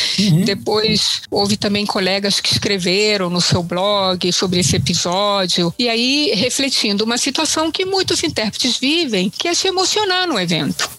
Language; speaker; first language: Portuguese; early bilingual, other home language; Italian